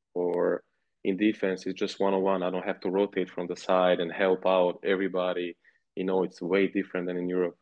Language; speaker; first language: English; non-native, fluent; Serbian